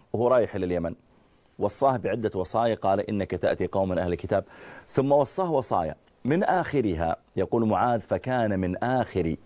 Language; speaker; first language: Arabic; native; Arabic